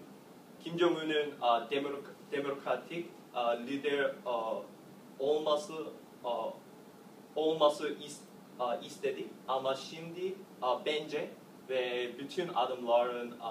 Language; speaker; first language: Turkish; non-native, learner; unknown